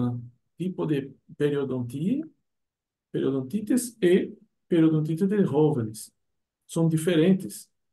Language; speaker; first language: Spanish; non-native, fluent; Portuguese